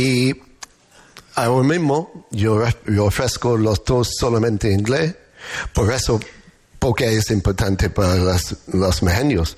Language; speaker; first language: Spanish; non-native, fluent; English